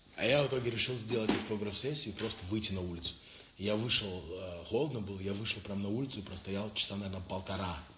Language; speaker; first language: Russian; early bilingual, heritage; Russian